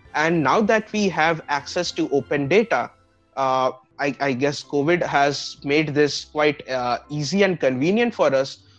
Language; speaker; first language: English; non-native, local second language; Bangla